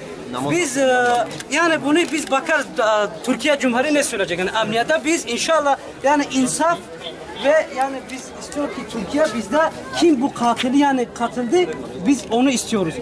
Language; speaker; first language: Turkish; non-native, learner; Tajik